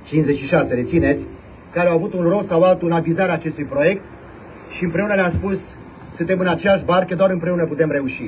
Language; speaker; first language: Romanian; native; Romanian